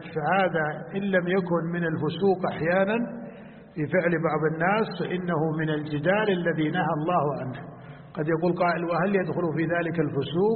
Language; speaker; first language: Arabic; native; Arabic